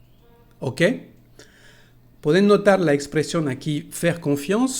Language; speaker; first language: Spanish; non-native, fluent; French